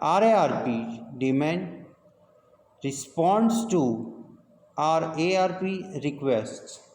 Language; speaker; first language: English; non-native, local second language; Gujarati